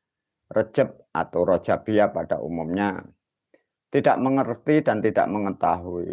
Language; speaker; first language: Indonesian; non-native, local second language; Javanese